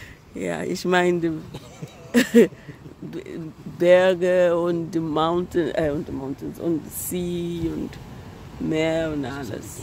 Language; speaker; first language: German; non-native, learner; English